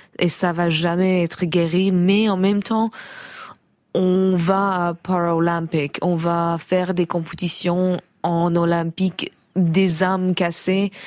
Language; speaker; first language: French; non-native, fluent; Persian